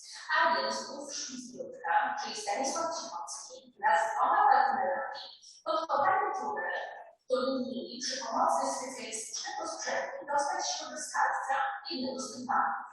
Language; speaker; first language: Polish; native; Polish